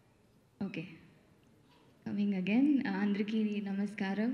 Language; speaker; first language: Telugu; non-native, learner; Tamil